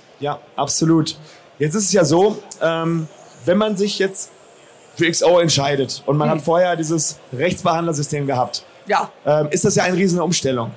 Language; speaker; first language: German; native; German